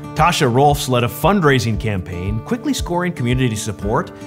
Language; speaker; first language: English; native; English